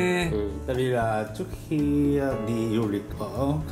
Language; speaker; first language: Vietnamese; non-native, learner; Japanese